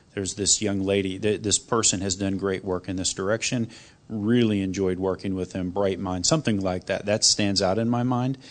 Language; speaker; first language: English; non-native, fluent; Korean